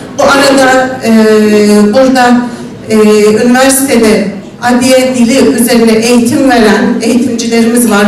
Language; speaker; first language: Turkish; non-native, local second language; Adyghe